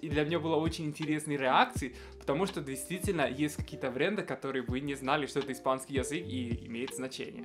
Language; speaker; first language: Russian; non-native, fluent; Spanish